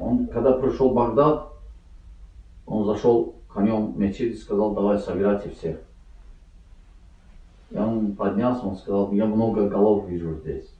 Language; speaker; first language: Russian; non-native, learner; Azerbaijani